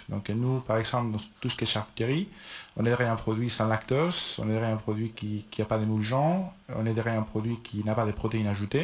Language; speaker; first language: French; non-native, fluent; Spanish